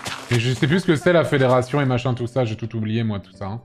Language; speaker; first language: French; native; French